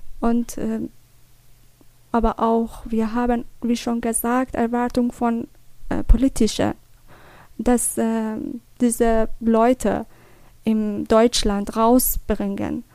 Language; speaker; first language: German; non-native, learner; Persian